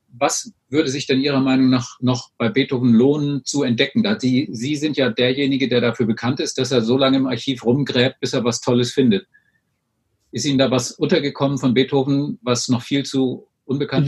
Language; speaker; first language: German; native; German